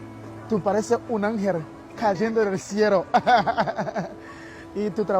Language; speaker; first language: Spanish; non-native, learner; Haitian Creole